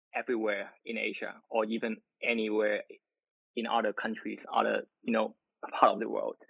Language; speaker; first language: English; non-native, local second language; Cantonese